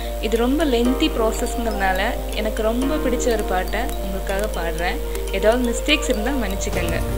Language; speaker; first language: Tamil; non-native, local second language; Malayalam